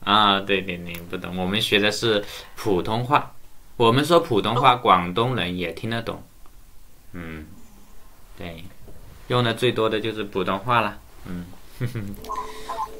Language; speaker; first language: Chinese; native; Chinese